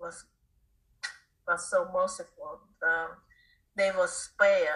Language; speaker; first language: English; non-native, fluent; Khmer